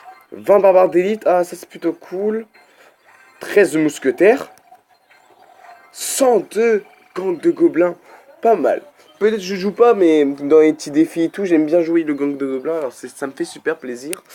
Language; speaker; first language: French; native; French